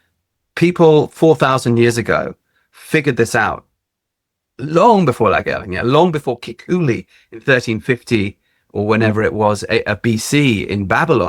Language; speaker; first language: English; native; English